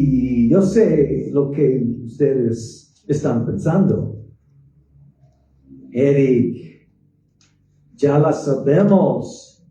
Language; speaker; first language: Spanish; non-native, fluent; English